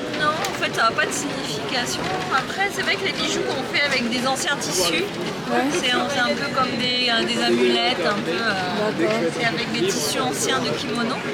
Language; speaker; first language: French; native; French